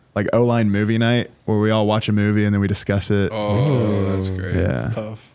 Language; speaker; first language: English; native; English